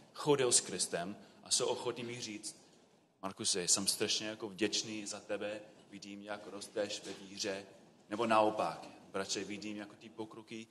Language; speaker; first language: Czech; non-native, fluent; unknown